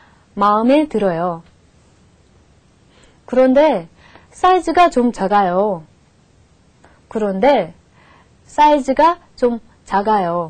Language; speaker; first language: Korean; non-native, fluent; Russian